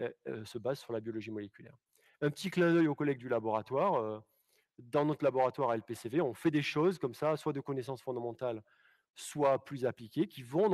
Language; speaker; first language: French; native; French